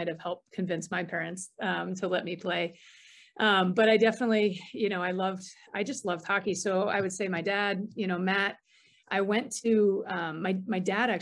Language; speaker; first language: English; native; English